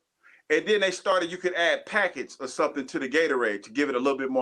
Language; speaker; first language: English; native; English